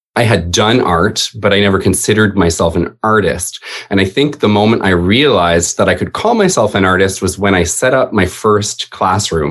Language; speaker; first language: English; native; English